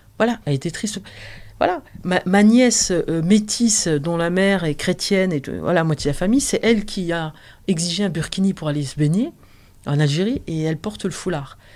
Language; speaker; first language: French; early bilingual, other home language; Arabic